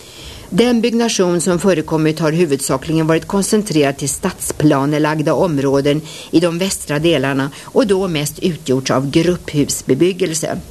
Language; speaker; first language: Swedish; native; Swedish